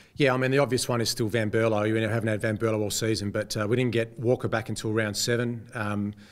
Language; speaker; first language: English; native; English